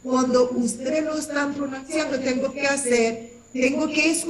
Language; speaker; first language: Spanish; non-native, fluent; French